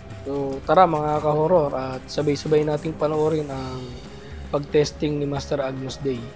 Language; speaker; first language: Filipino; native; Filipino